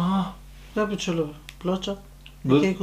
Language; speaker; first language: Danish; non-native, learner; Turkish